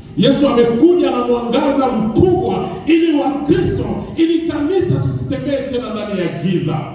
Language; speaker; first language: Swahili; native; Swahili